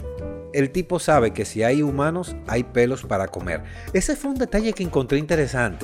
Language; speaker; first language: Spanish; native; Spanish